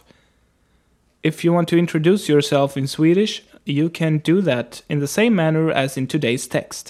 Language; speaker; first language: English; non-native, fluent; Swedish